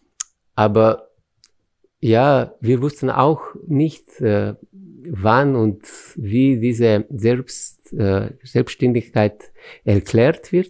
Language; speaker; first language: German; non-native, fluent; Slovenian